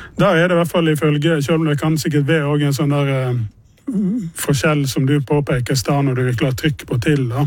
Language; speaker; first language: Norwegian; native; Norwegian